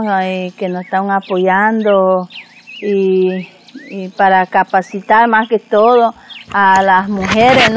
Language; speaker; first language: Spanish; non-native, local second language; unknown